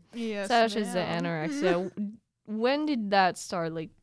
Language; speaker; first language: English; early bilingual, other home language; Filipino